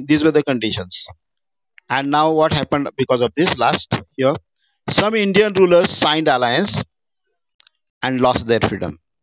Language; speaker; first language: English; non-native, local second language; Marathi